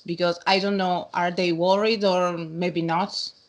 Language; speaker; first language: English; non-native, learner; Italian